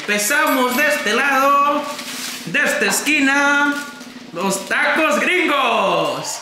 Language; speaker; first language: Spanish; native; Spanish